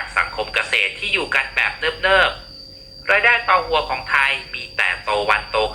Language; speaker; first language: Thai; native; Thai